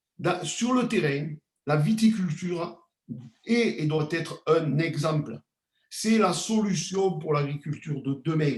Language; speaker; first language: French; native; French